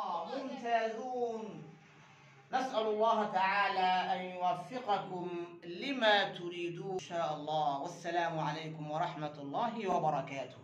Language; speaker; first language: Arabic; non-native, fluent; Bangla